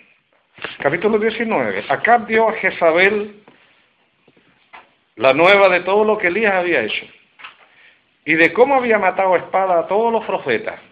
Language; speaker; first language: Spanish; native; Spanish